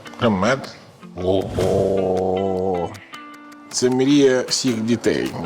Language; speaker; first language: Ukrainian; non-native, learner; Italian